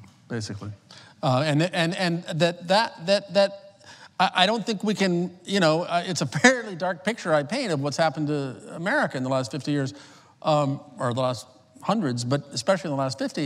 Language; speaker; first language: English; native; English